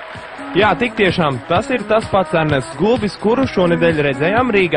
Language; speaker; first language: Latvian; native; Latvian